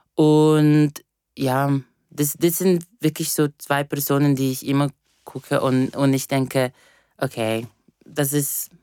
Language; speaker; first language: German; non-native, fluent; Portuguese